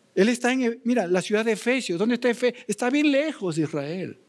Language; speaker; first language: Spanish; native; Spanish